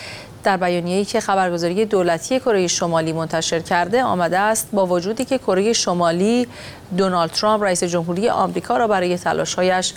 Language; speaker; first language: Persian; native; Persian